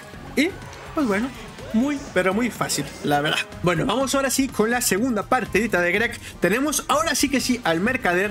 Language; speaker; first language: Spanish; native; Spanish